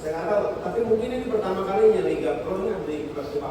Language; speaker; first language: Indonesian; native; Indonesian